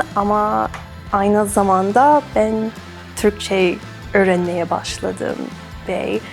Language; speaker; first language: Turkish; non-native, learner; English